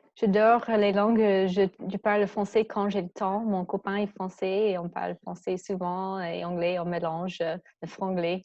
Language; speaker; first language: French; non-native, fluent; English